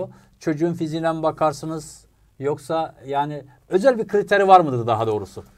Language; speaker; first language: Turkish; native; Turkish